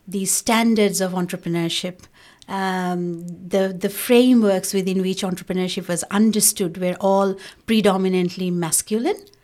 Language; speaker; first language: English; non-native, local second language; Bangla